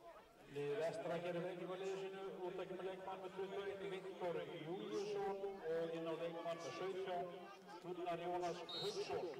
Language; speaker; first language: Icelandic; native; Icelandic